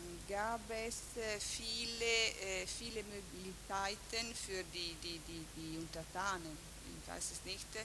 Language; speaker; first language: German; non-native, fluent; Italian